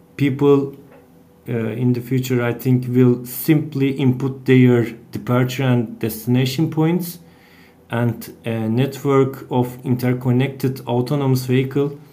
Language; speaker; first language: English; non-native, fluent; Turkish